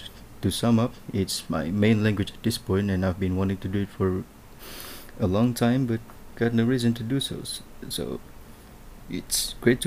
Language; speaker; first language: English; non-native, local second language; Malay